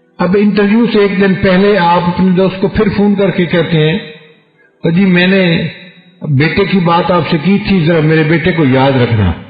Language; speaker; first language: Urdu; non-native, local second language; Punjabi